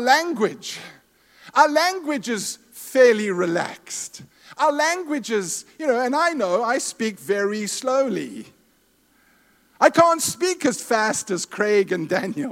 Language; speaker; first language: English; native; English